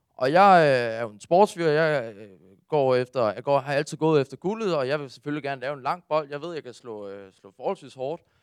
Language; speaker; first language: Danish; native; Danish